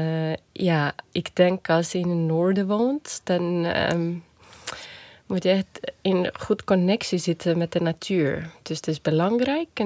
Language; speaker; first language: Dutch; non-native, fluent; Estonian